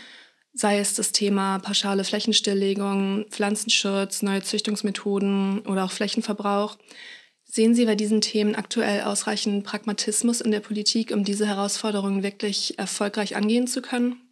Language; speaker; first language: German; native; German